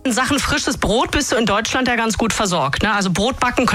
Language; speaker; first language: German; native; German